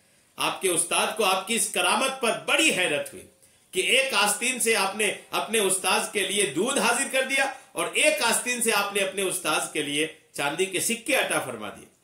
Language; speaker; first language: Urdu; native; Urdu